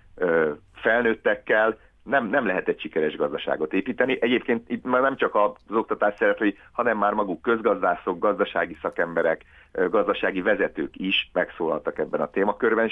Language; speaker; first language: Hungarian; native; Hungarian